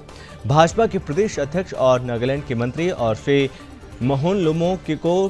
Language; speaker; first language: Hindi; native; Hindi